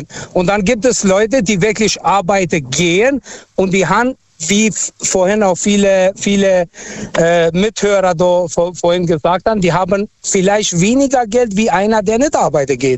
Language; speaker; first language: German; non-native, fluent; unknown